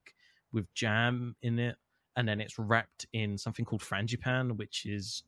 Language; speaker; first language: English; native; English